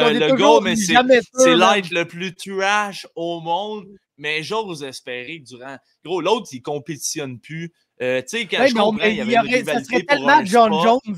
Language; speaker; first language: French; native; French